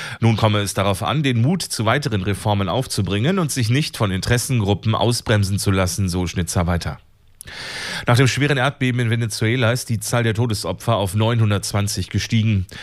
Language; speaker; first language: German; native; German